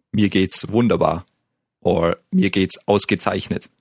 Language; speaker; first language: German; native; German